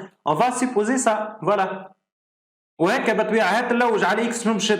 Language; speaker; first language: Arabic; native; Arabic